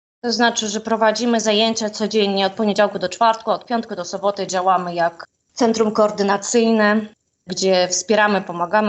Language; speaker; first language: Polish; non-native, fluent; Ukrainian